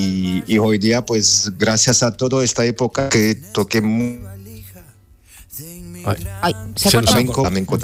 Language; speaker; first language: Spanish; non-native, fluent; Armenian